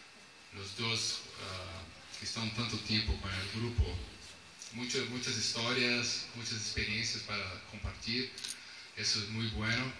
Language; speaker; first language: Spanish; non-native, fluent; Portuguese